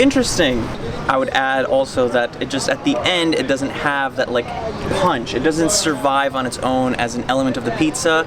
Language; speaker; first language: English; native; English